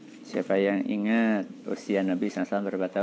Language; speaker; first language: Indonesian; native; Indonesian